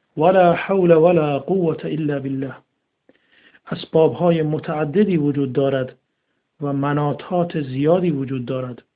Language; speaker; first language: Persian; native; Persian